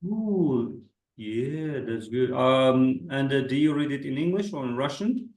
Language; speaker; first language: English; non-native, fluent; Kazakh